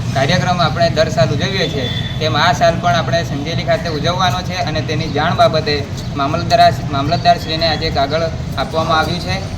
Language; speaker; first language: Gujarati; non-native, local second language; Bhili